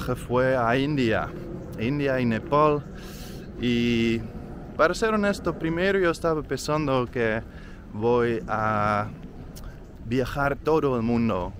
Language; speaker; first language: Spanish; non-native, fluent; Dutch